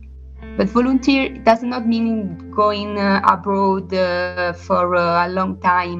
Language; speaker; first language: English; non-native, learner; Italian